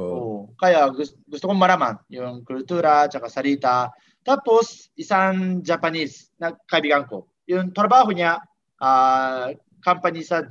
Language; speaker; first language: Filipino; non-native, learner; Japanese